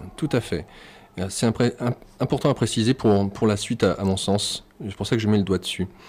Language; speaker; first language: French; native; French